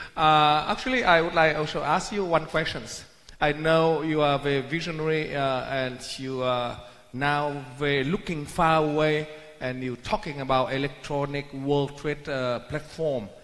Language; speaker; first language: English; non-native, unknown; Vietnamese